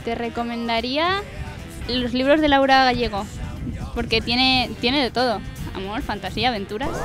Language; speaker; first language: Spanish; native; Spanish